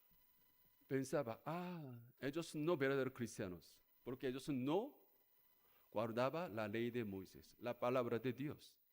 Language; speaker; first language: Spanish; non-native, learner; Korean